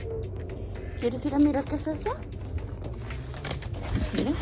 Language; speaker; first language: Spanish; native; Spanish